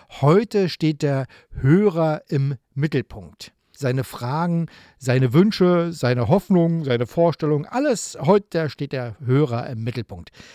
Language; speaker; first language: German; native; German